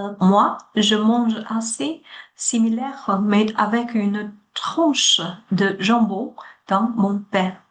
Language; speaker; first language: French; non-native, learner; Chinese